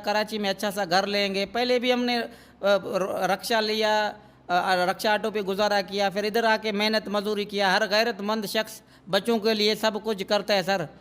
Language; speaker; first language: Urdu; non-native, local second language; Saraiki